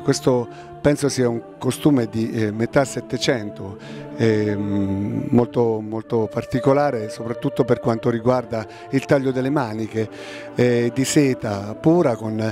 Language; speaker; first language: Italian; native; Italian